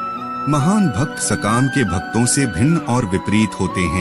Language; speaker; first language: Hindi; native; Hindi